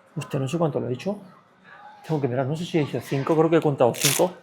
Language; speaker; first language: Spanish; non-native, fluent; Georgian